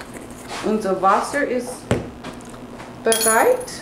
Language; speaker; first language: German; non-native, learner; English